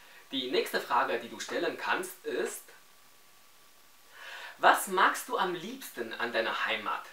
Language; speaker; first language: German; non-native, fluent; Chinese